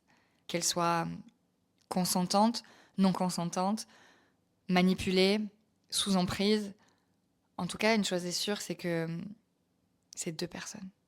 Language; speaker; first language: French; native; French